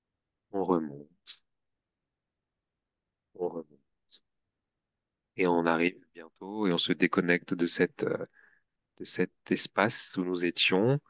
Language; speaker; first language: French; native; French